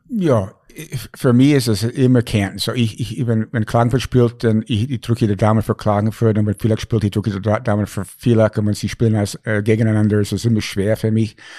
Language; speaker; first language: German; non-native, fluent; English